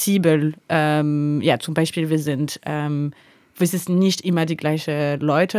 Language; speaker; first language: German; non-native, learner; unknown